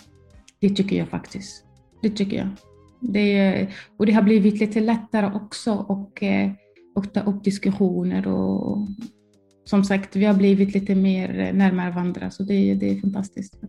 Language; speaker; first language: Swedish; non-native, fluent; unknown